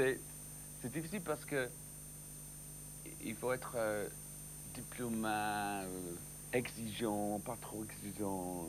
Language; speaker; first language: French; non-native, learner; English